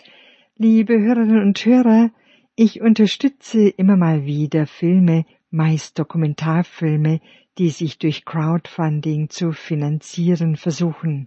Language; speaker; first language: German; native; German